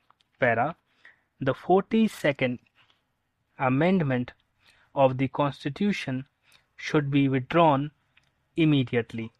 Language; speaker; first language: English; non-native, local second language; Hindi